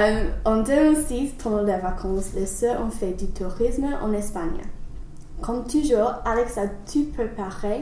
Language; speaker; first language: French; non-native, learner; English